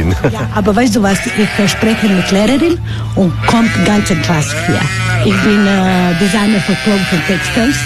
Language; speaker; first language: German; non-native, learner; Croatian